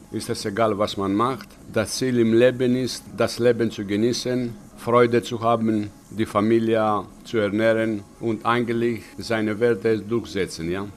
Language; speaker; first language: German; non-native, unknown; Greek